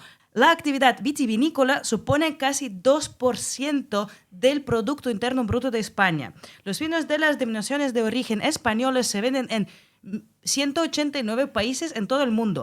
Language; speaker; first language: Spanish; non-native, fluent; Russian